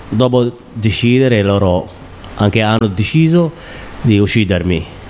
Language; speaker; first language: Italian; non-native, learner; Somali